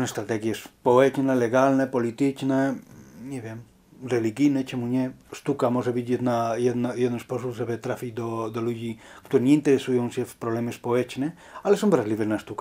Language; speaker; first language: Polish; non-native, learner; Spanish